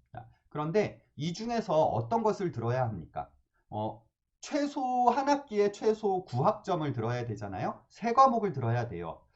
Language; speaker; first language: Korean; native; Korean